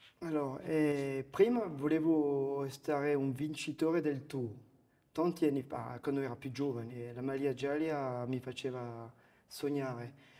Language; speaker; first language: Italian; non-native, fluent; French